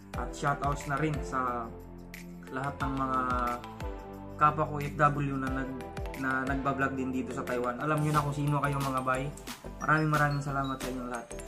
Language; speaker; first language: Filipino; non-native, local second language; Cebuano